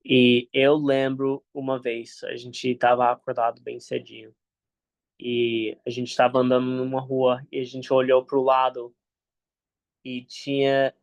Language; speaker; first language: Portuguese; non-native, fluent; English